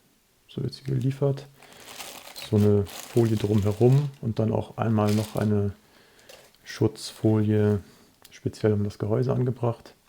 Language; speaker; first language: German; native; German